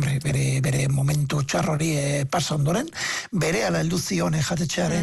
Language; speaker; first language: Basque; native; Basque